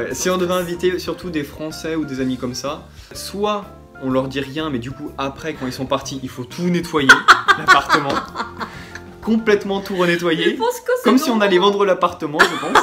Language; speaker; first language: French; native; French